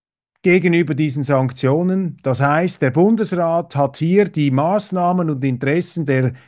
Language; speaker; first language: German; native; German